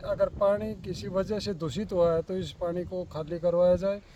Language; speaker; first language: Hindi; native; Hindi